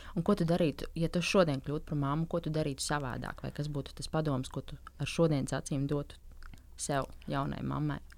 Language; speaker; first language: Latvian; native; Latvian